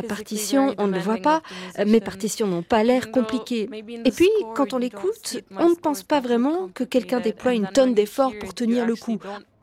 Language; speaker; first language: French; non-native, fluent; Turkish